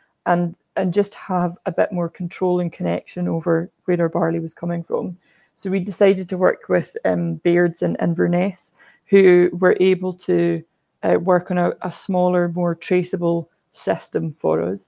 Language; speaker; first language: English; native; English